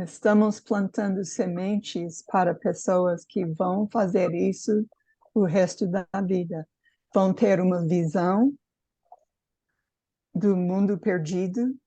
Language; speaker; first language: Portuguese; non-native, fluent; English